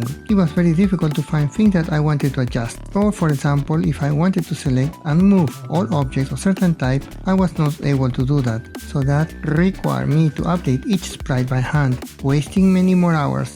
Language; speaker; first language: English; non-native, fluent; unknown